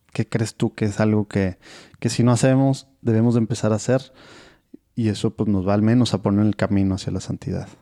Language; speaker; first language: Spanish; native; Spanish